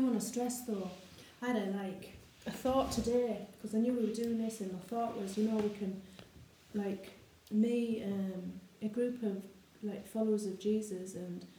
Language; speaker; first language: English; native; English